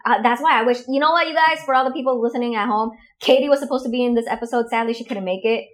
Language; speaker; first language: English; non-native, fluent; Indonesian